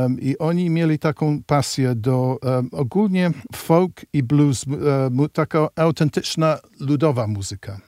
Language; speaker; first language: Polish; early bilingual, heritage; English